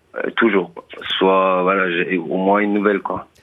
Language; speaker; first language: French; non-native, fluent; Persian